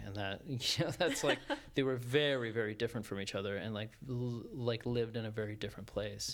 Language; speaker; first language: English; native; English